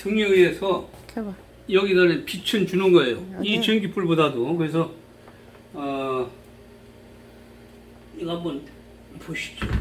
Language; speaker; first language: Korean; native; Korean